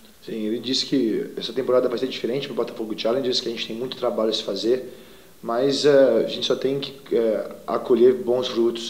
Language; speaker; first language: Portuguese; native; Portuguese